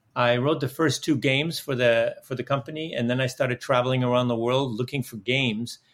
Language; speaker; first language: English; early bilingual, other home language; Dutch